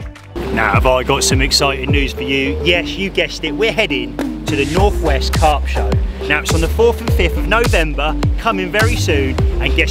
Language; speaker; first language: English; native; English